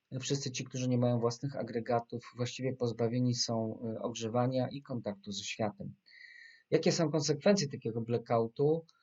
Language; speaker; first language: Polish; native; Polish